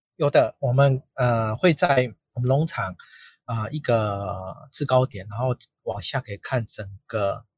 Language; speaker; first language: Chinese; native; Chinese